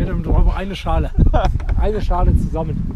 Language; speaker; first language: German; native; German